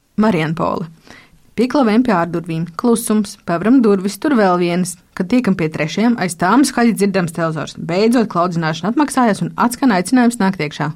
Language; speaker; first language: Latvian; native; Latvian